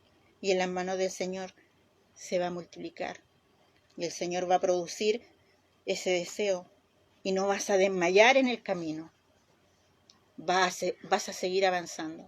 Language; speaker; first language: Spanish; native; Spanish